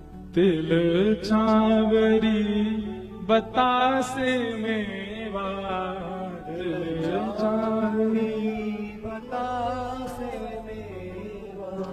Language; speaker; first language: Hindi; native; Hindi